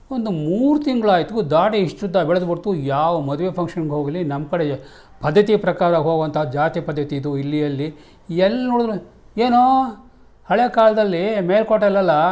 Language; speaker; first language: Kannada; native; Kannada